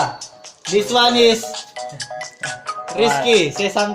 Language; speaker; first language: English; non-native, learner; Indonesian